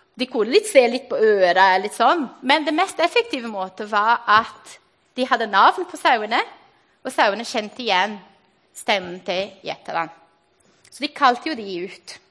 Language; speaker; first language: Norwegian; non-native, fluent; Portuguese